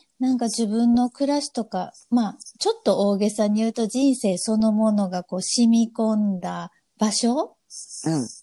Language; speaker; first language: Japanese; native; Japanese